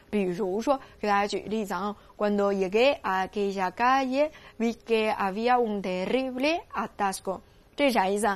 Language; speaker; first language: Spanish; non-native, learner; Chinese